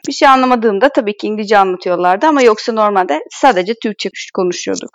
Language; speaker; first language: Turkish; non-native, fluent; Hungarian